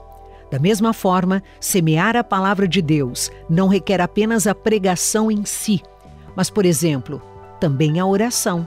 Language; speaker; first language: Portuguese; native; Portuguese